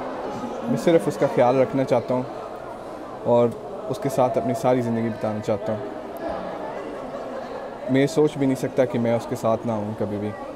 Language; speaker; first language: Hindi; early bilingual, heritage; Hindi